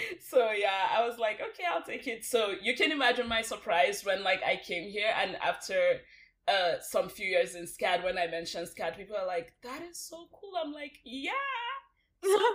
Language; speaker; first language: English; non-native, local second language; Hausa